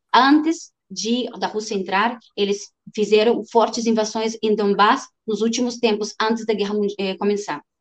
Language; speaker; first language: Portuguese; non-native, fluent; Ukrainian